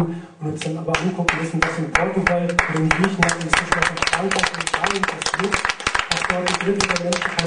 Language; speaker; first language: German; native; German